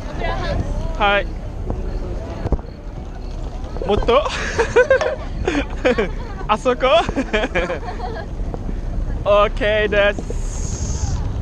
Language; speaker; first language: Japanese; non-native, learner; English